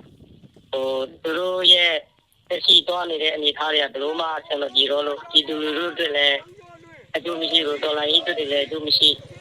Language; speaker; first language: Burmese; native; Burmese